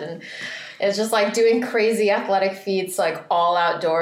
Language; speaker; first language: English; early bilingual, other home language; Vietnamese